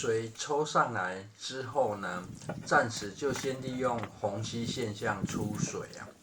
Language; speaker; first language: Chinese; native; Chinese